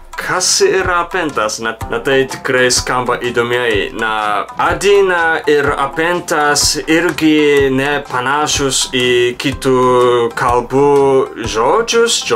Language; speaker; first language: Lithuanian; non-native, fluent; Japanese